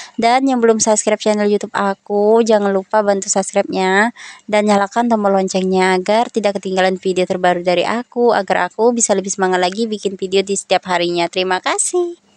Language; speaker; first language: Indonesian; non-native, local second language; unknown